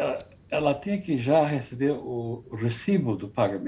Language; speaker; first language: Portuguese; non-native, fluent; English